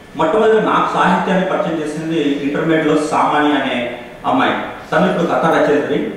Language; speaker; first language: Telugu; native; Telugu